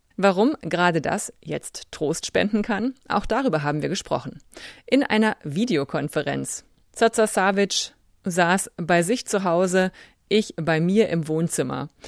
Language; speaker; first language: German; native; German